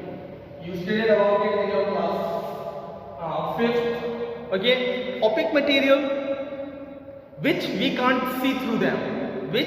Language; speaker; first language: English; non-native, local second language; Hindi